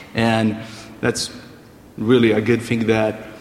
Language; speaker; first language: English; non-native, fluent; Portuguese